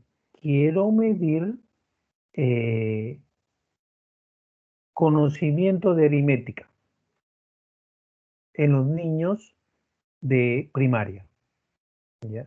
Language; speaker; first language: Spanish; native; Spanish